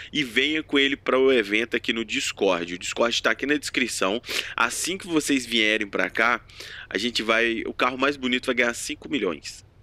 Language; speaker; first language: Portuguese; native; Portuguese